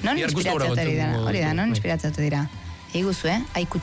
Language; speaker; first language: Basque; native; Basque